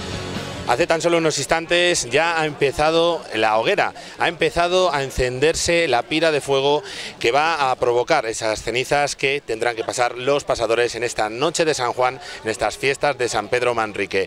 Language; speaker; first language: Spanish; native; Spanish